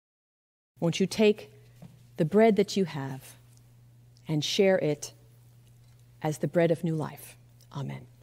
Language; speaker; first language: English; native; English